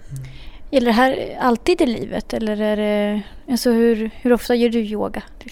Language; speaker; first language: Swedish; native; Swedish